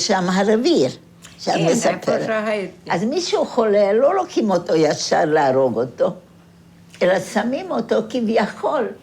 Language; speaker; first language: Hebrew; non-native, fluent; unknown